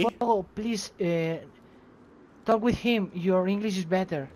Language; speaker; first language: English; non-native, learner; Spanish